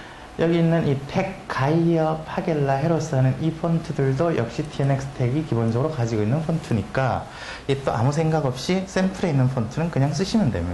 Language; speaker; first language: Korean; native; Korean